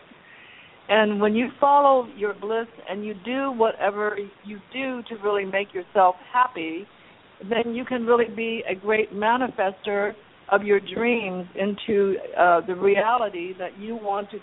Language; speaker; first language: English; native; English